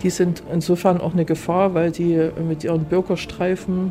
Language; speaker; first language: German; native; German